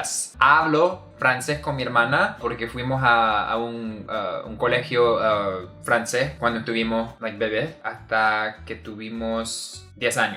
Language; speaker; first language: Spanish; early bilingual, heritage; English